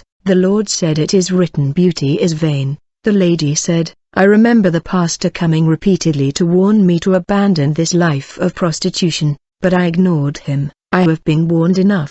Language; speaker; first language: English; non-native, fluent; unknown